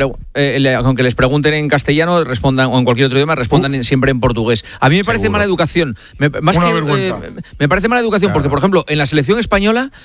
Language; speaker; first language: Spanish; native; Spanish